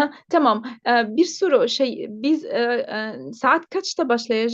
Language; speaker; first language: Turkish; non-native, learner; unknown